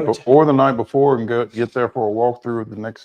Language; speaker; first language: English; native; English